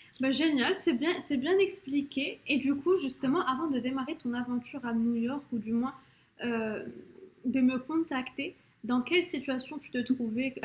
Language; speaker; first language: French; native; French